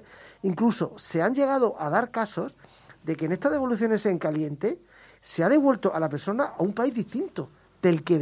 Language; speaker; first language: Spanish; native; Spanish